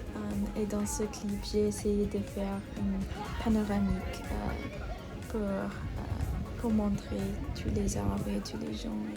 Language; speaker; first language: French; non-native, learner; English